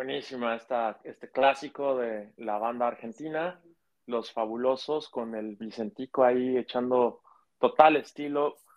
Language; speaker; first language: Spanish; native; Spanish